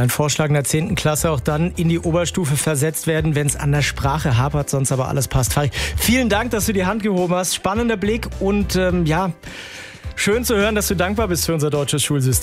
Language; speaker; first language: German; native; German